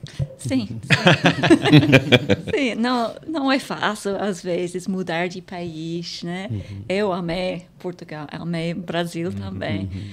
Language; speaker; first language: Portuguese; non-native, fluent; English